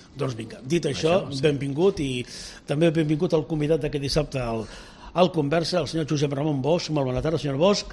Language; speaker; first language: Catalan; native; Catalan